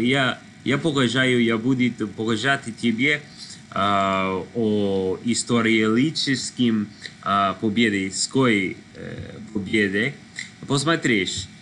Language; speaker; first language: Russian; non-native, learner; English